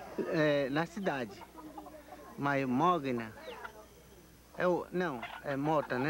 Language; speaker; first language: Portuguese; non-native, local second language; Kayapó